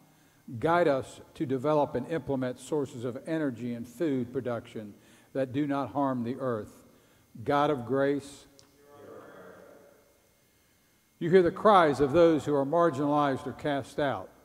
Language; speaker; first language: English; native; English